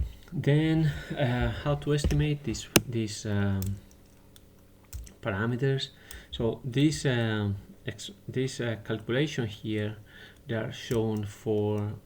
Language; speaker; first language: English; non-native, fluent; Spanish